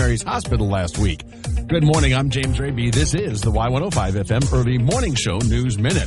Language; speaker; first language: English; native; English